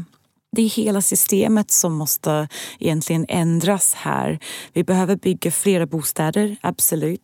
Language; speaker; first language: Swedish; non-native, fluent; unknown